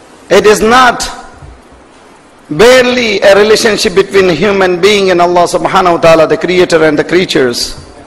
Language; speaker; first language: English; non-native, local second language; Urdu